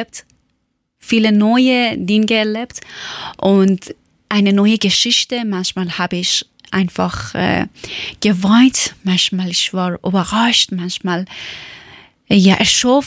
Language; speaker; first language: German; non-native, learner; Persian